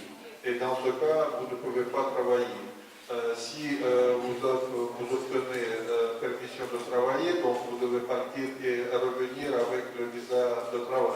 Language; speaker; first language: French; non-native, fluent; Russian